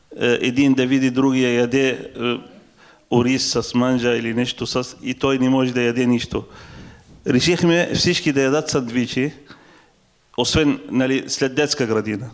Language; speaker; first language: Bulgarian; non-native, fluent; Arabic